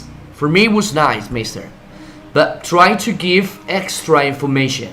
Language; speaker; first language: English; non-native, fluent; Spanish